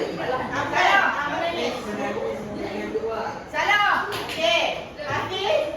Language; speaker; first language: Malay; native; Malay